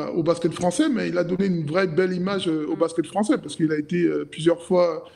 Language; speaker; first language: French; native; French